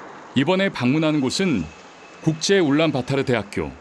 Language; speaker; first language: Korean; native; Korean